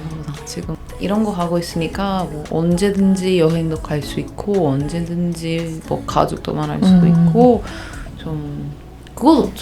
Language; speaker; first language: Korean; non-native, fluent; Portuguese